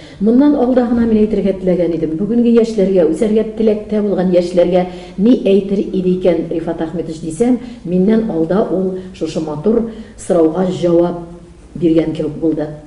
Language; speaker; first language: Tatar; native; Tatar